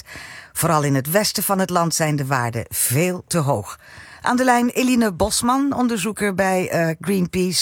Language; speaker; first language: Dutch; native; Dutch